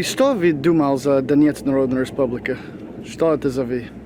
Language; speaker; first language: Russian; non-native, learner; English